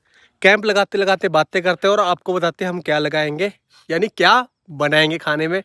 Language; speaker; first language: Hindi; non-native, local second language; Punjabi